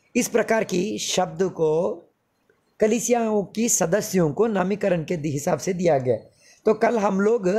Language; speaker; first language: Hindi; non-native, local second language; Malayalam